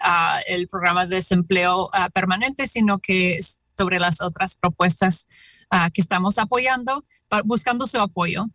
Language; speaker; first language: Spanish; non-native, fluent; English